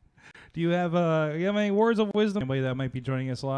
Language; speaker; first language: English; native; English